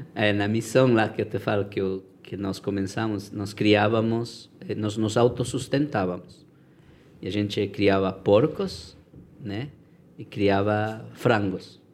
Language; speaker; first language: Portuguese; non-native, fluent; Spanish